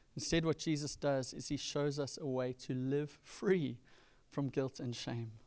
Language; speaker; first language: English; native; English